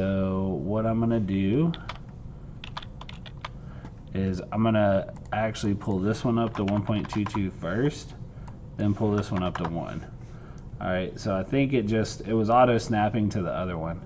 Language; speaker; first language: English; native; English